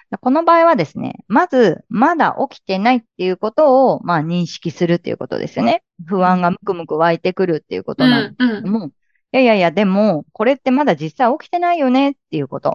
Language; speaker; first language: Japanese; native; Japanese